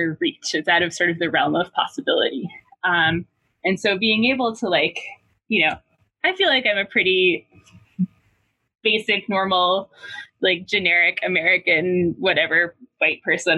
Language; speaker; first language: English; native; English